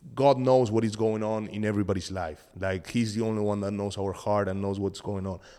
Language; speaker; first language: English; non-native, fluent; Spanish